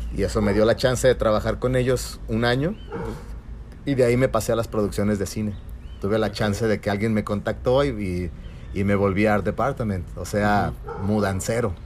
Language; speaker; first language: Spanish; native; Spanish